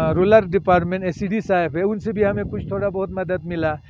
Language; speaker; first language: Urdu; non-native, local second language; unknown